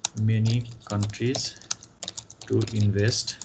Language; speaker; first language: English; non-native, local second language; Nepali